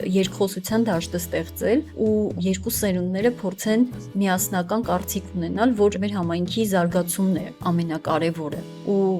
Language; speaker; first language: Armenian; non-native, local second language; Kurdish